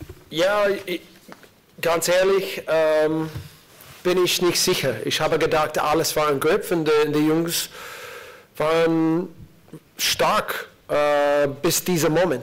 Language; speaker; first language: German; non-native, learner; English